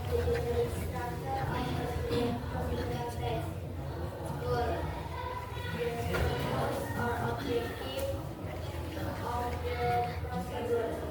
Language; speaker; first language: English; non-native, learner; Indonesian